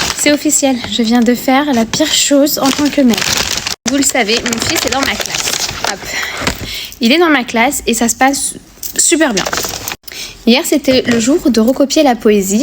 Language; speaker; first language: French; native; French